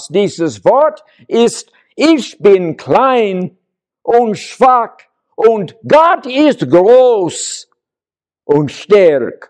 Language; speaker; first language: German; non-native, learner; English